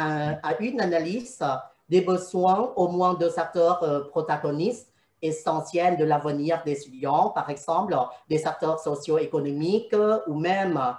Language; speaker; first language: French; non-native, fluent; Thai